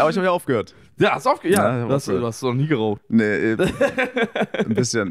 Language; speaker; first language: German; native; German